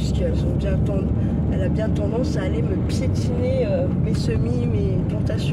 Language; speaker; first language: French; native; French